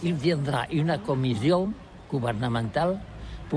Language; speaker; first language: French; non-native, learner; Catalan